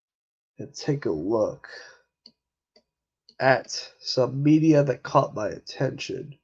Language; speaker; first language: English; native; English